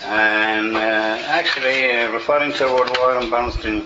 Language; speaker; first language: English; native; English